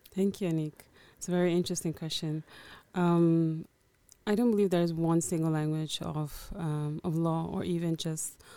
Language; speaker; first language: English; early bilingual, other home language; Portuguese